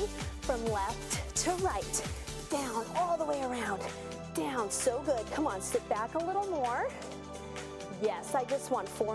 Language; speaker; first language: English; native; English